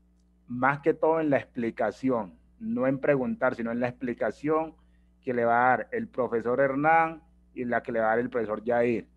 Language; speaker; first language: Spanish; native; Spanish